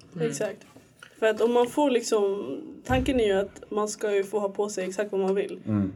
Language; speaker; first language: Swedish; early bilingual, other home language; Somali